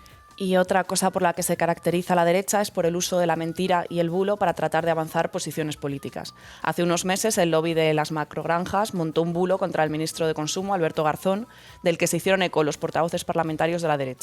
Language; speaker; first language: Spanish; native; Spanish